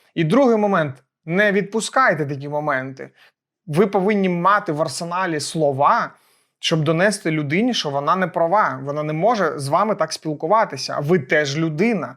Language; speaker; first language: Ukrainian; native; Ukrainian